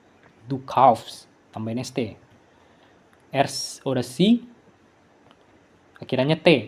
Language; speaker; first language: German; non-native, learner; Indonesian